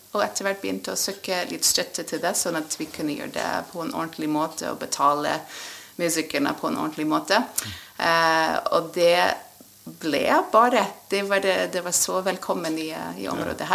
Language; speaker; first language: Norwegian; non-native, fluent; English